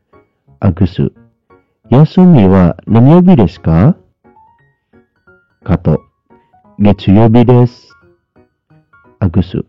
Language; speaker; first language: Japanese; non-native, learner; Indonesian